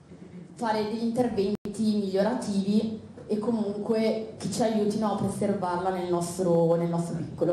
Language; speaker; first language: Italian; native; Italian